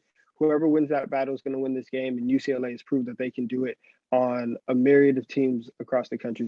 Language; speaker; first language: English; native; English